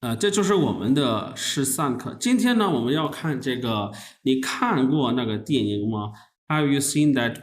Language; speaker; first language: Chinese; non-native, fluent; Urdu